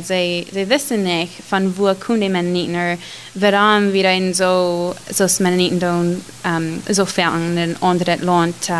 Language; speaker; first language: German; non-native, learner; Plautdietsch